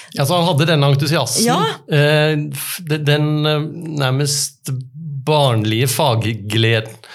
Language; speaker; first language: Norwegian; native; Norwegian